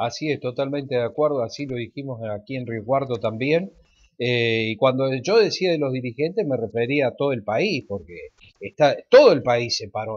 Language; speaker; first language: Spanish; native; Spanish